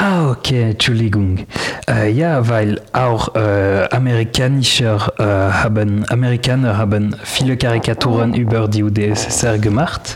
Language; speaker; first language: German; non-native, learner; French